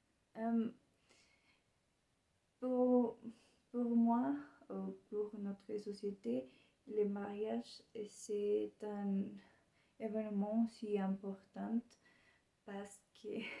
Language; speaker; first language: French; non-native, learner; Spanish